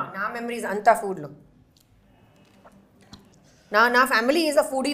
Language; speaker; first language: Telugu; non-native, fluent; Hindi